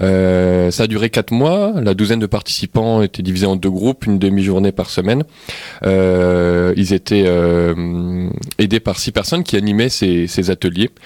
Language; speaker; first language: French; native; French